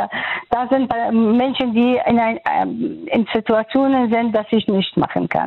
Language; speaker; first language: German; non-native, fluent; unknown